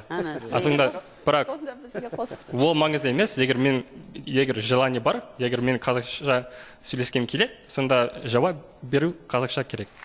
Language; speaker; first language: Kazakh; non-native, learner; English